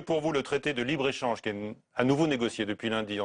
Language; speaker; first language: French; native; French